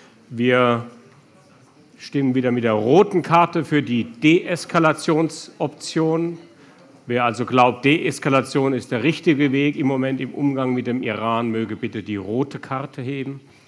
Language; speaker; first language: German; native; German